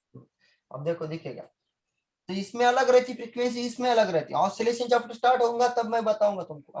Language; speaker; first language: Hindi; non-native, local second language; Marathi